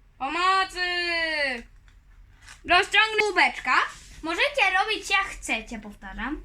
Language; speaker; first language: Polish; early bilingual, heritage; Polish